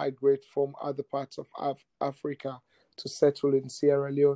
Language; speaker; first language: English; non-native, local second language; Mandingo